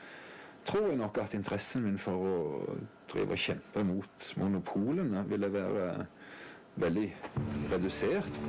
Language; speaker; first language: Norwegian; native; Norwegian